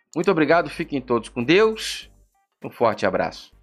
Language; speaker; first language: Portuguese; native; Portuguese